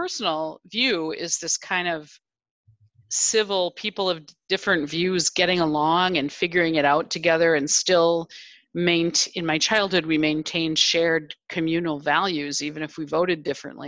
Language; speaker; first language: English; native; English